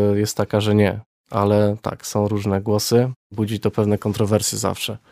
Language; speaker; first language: Polish; native; Polish